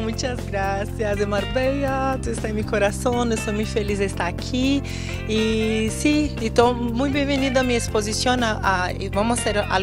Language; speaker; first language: Spanish; non-native, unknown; Portuguese